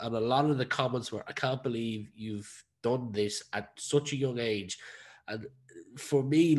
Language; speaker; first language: English; native; English